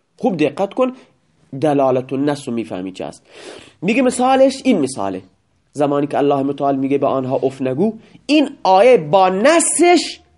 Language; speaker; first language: Persian; non-native, local second language; Baluchi